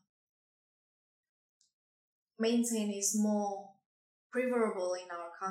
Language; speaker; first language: English; non-native, fluent; Indonesian